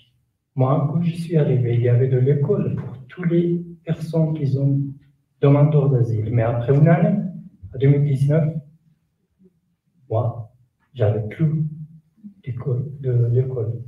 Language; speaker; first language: French; non-native, learner; Kurdish